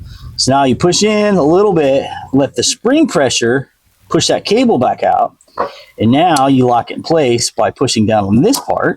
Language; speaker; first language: English; native; English